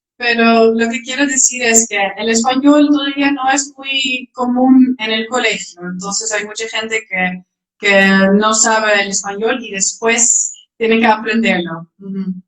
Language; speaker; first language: Spanish; non-native, fluent; Dutch